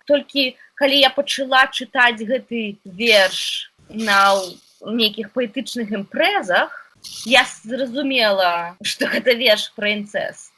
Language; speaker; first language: Belarusian; non-native, local second language; Russian